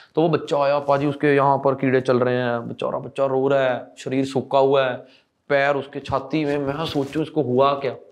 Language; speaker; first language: Hindi; non-native, local second language; Punjabi